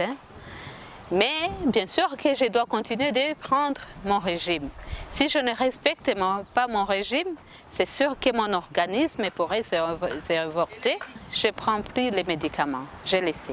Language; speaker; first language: French; non-native, local second language; Kinyarwanda